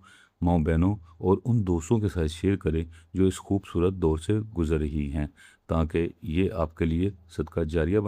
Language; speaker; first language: Urdu; native; Urdu